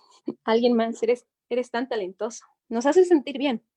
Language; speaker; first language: Spanish; native; Spanish